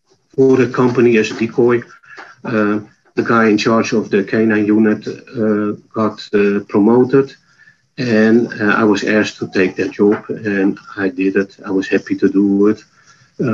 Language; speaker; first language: English; non-native, fluent; Dutch